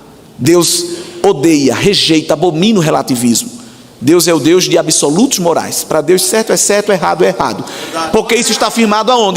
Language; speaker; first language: Portuguese; native; Portuguese